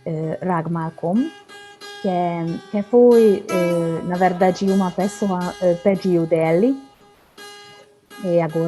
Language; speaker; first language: Portuguese; non-native, fluent; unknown